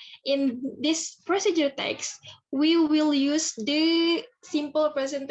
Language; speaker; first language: English; non-native, fluent; Indonesian